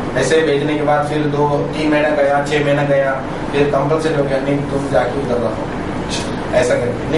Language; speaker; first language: Hindi; non-native, local second language; Tamil